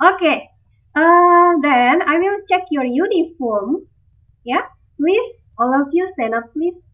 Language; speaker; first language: English; non-native, fluent; Indonesian